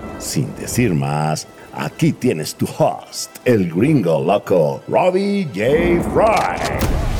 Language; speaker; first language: Spanish; non-native, fluent; English